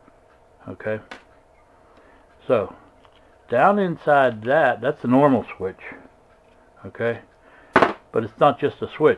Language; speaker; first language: English; native; English